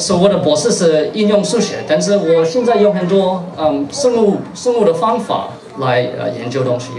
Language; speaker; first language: Chinese; non-native, fluent; English